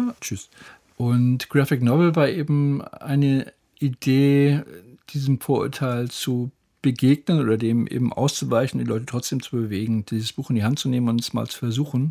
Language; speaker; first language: German; native; German